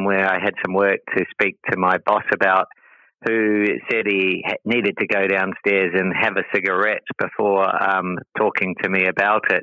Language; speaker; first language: English; native; English